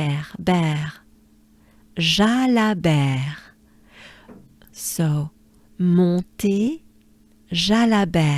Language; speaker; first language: French; native; French